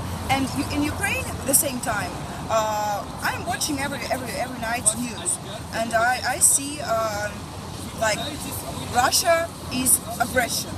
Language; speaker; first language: English; non-native, learner; Russian